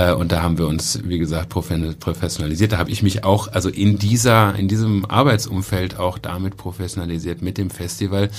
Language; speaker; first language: German; native; German